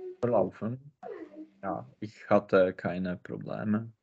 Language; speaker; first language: German; non-native, learner; Czech